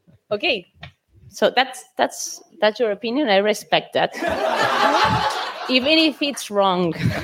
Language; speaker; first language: English; non-native, fluent; Spanish